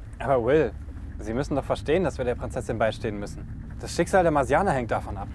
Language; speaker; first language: German; native; German